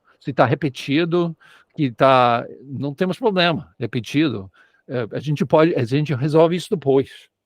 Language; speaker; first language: Portuguese; non-native, fluent; English